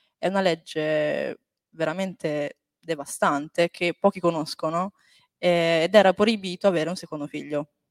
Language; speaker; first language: Italian; early bilingual, other home language; Chinese